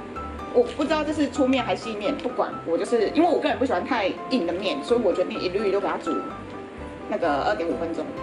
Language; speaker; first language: Chinese; native; Chinese